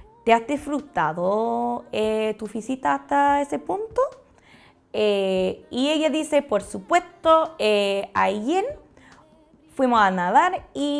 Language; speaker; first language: Spanish; non-native, fluent; English